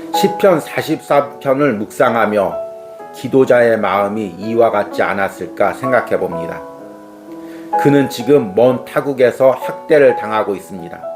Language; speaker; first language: Korean; native; Korean